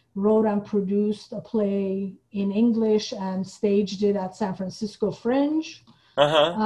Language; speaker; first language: English; non-native, fluent; Persian